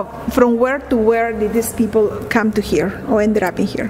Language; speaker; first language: English; non-native, fluent; Spanish